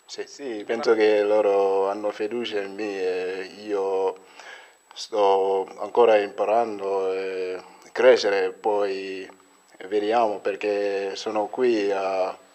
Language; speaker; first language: Italian; non-native, fluent; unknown